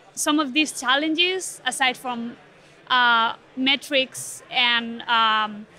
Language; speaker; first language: English; non-native, fluent; Spanish